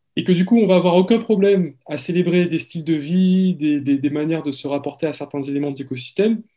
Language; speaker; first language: French; native; French